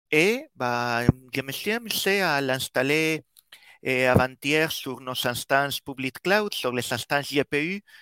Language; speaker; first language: French; non-native, fluent; Spanish